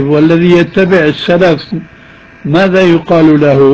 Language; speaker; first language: Arabic; early bilingual, other home language; Albanian